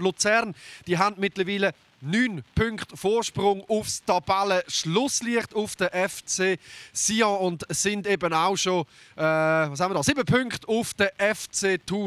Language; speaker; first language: German; native; German